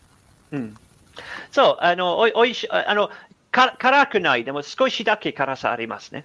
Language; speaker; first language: Japanese; non-native, learner; English